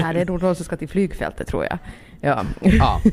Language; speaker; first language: Swedish; native; Swedish